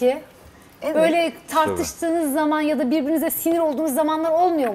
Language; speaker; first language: Turkish; native; Turkish